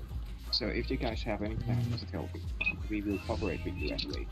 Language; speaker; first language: English; non-native, fluent; Thai